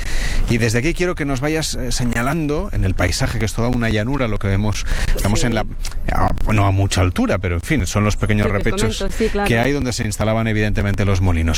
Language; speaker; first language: Spanish; native; Spanish